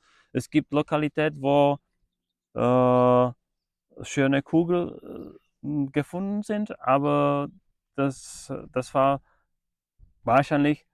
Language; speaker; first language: German; non-native, fluent; Czech